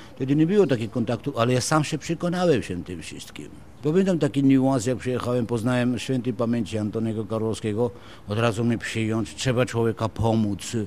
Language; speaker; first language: Polish; non-native, fluent; Georgian